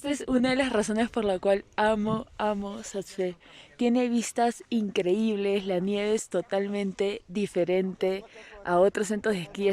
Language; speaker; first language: Spanish; native; Spanish